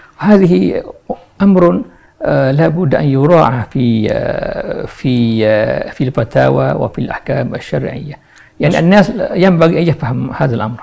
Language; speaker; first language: Arabic; non-native, fluent; Malay